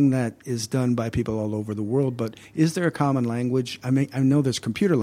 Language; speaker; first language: English; native; English